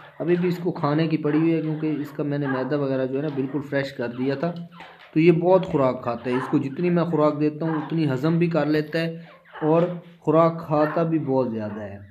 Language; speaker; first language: Urdu; non-native, local second language; Saraiki